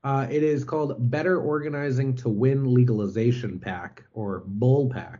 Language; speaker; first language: English; native; English